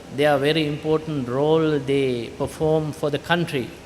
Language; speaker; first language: English; non-native, local second language; Sinhala